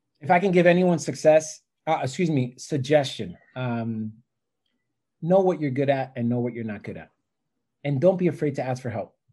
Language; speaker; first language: English; native; English